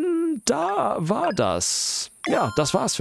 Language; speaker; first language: German; non-native, fluent; English